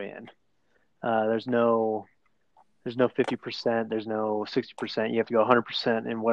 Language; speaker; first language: English; native; English